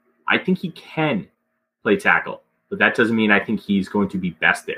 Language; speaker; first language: English; native; English